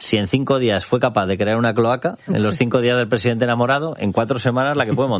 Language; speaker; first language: Spanish; native; Spanish